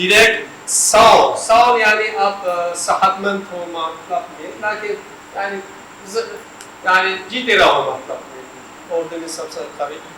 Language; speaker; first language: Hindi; non-native, learner; Turkish